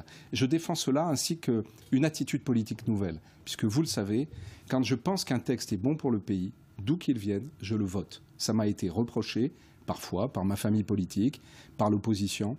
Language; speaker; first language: French; native; French